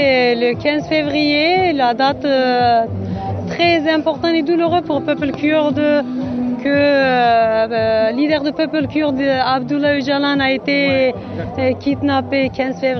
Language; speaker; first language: French; non-native, learner; Kurdish